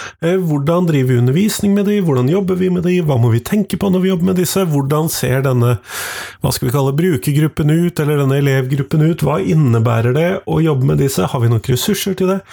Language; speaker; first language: Norwegian; native; Norwegian